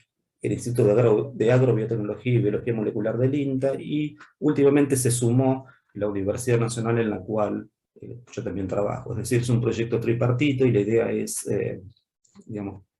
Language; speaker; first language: Spanish; native; Spanish